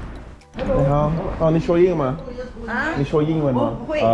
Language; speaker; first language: Chinese; non-native, learner; English